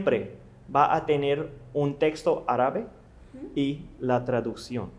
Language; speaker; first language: Spanish; non-native, learner; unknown